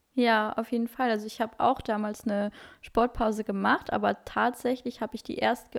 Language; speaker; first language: German; non-native, local second language; Luxembourgish